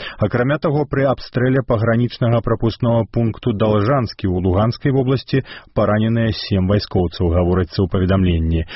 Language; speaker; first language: Belarusian; native; Belarusian